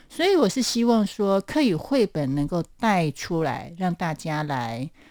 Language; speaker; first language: Chinese; non-native, local second language; Hakka Chinese